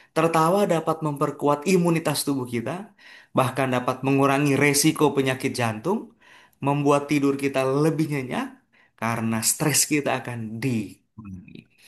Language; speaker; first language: Indonesian; native; Indonesian